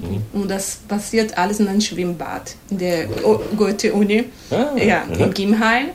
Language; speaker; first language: German; non-native, fluent; Portuguese